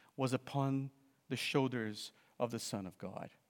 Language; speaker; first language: English; non-native, fluent; Portuguese